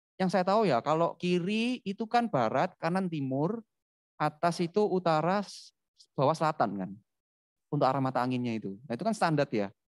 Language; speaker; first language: Indonesian; native; Indonesian